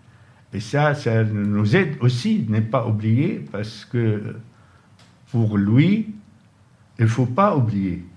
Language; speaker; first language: French; non-native, fluent; Arabic